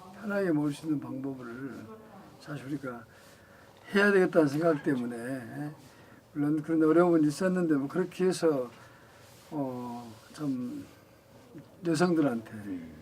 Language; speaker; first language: Korean; native; Korean